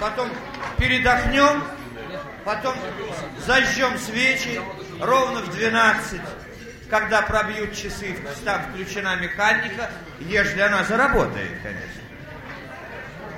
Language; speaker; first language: Russian; native; Russian